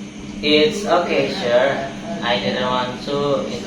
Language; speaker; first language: English; non-native, learner; Indonesian